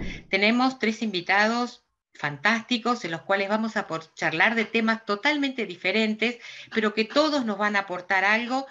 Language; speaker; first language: Spanish; native; Spanish